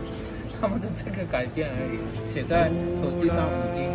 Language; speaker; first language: Chinese; non-native, learner; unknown